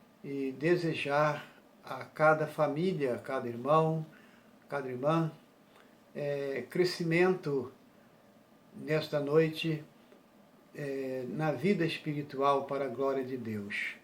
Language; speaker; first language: Portuguese; native; Portuguese